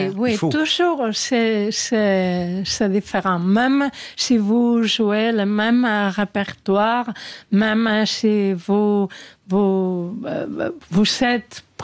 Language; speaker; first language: French; non-native, fluent; Spanish